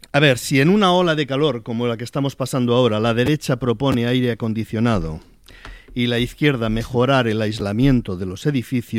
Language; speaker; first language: Spanish; native; Spanish